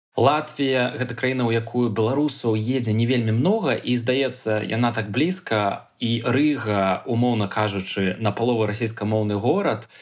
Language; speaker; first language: Belarusian; native; Belarusian